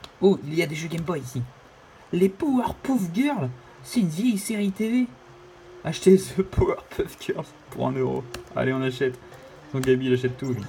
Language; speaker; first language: French; native; French